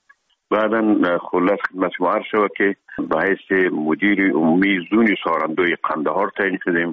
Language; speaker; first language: Persian; native; Persian